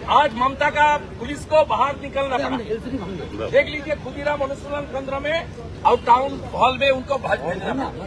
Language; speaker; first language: Hindi; non-native, local second language; Bangla